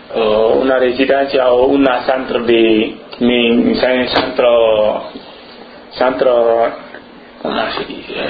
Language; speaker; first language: Spanish; non-native, learner; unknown